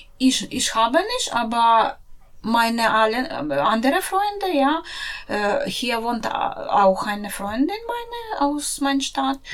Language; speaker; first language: German; non-native, learner; Russian